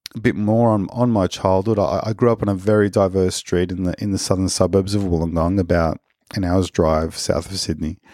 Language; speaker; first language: English; early bilingual, other home language; Spanish